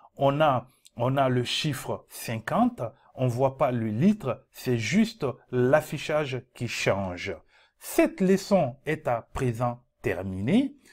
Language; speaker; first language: French; non-native, local second language; Dyula